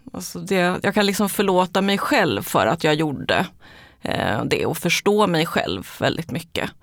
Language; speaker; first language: Swedish; early bilingual, other home language; Spanish